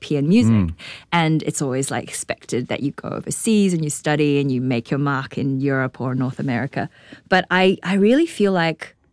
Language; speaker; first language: English; native; English